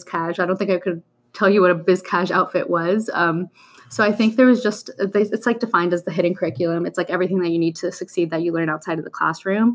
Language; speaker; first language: English; native; English